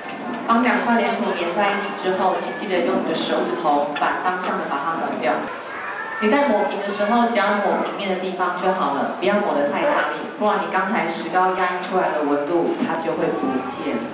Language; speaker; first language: Chinese; native; Chinese